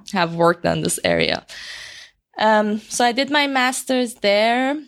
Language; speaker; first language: English; non-native, fluent; Persian